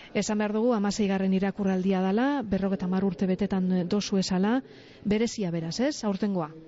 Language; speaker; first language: Basque; native; Basque